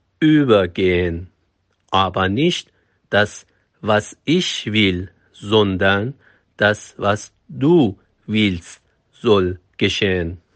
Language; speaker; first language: German; non-native, fluent; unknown